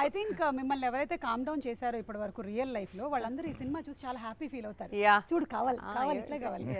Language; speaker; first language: Telugu; native; Telugu